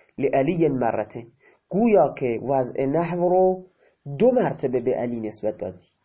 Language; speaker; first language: Persian; non-native, local second language; Baluchi